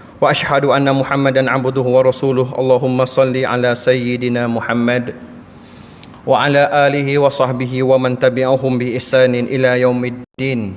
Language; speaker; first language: Malay; native; Malay